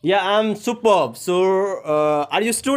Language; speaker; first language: English; non-native, learner; Hindi